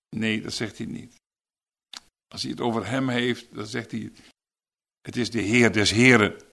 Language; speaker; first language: Dutch; native; Dutch